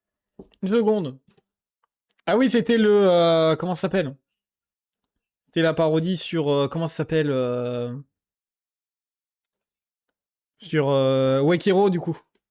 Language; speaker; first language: French; native; French